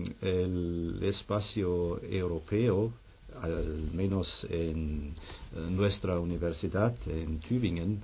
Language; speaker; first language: Spanish; non-native, fluent; German